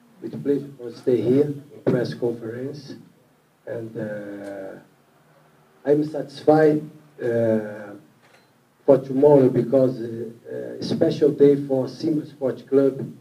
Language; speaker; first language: English; non-native, learner; Portuguese